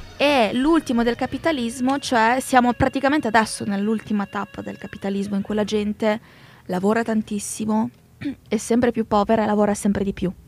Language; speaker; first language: Italian; early bilingual, other home language; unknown